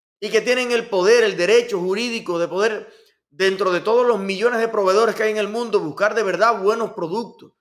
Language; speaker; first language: Spanish; native; Spanish